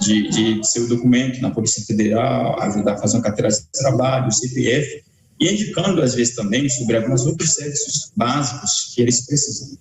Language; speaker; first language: Portuguese; non-native, fluent; Haitian Creole